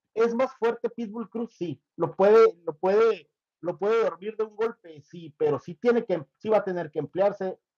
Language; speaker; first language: Spanish; native; Spanish